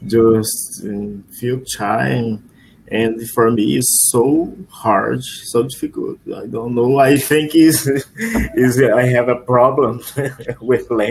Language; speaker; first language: English; non-native, learner; Portuguese